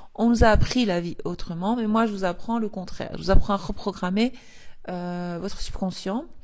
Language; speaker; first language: French; native; French